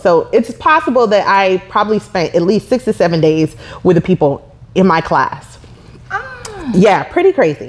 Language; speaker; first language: English; native; English